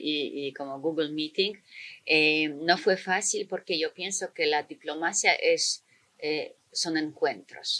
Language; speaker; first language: Spanish; non-native, fluent; Polish